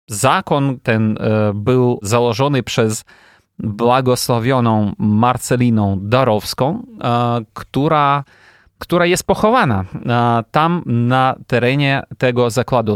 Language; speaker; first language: Polish; non-native, fluent; Ukrainian